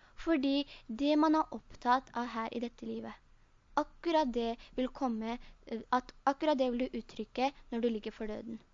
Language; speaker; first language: Norwegian; early bilingual, other home language; Urdu